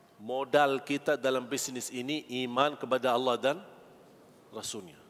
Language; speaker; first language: Malay; non-native, fluent; Arabic